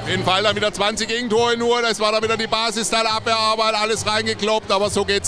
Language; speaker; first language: German; native; German